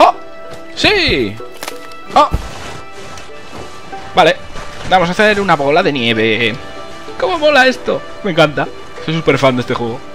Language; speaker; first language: Spanish; native; Spanish